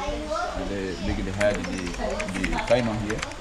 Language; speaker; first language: English; non-native, learner; Portuguese